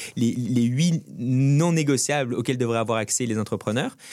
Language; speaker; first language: French; native; French